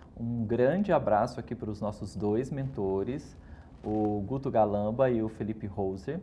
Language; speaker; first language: Portuguese; native; Portuguese